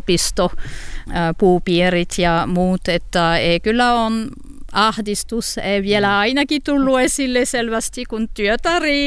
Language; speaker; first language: Finnish; non-native, learner; French